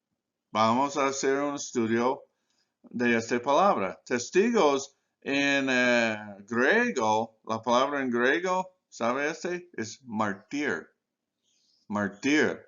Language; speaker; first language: Spanish; non-native, fluent; English